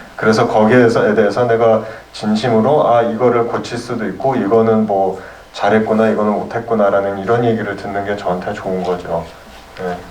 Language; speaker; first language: Korean; early bilingual, heritage; Korean